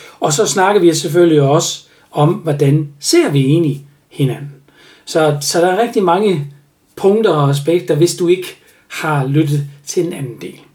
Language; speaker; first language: Danish; non-native, fluent; German